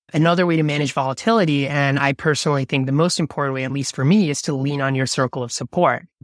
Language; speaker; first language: English; non-native, local second language; Bangla